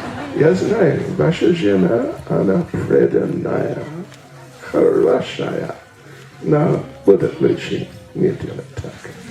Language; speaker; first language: Russian; non-native, learner; English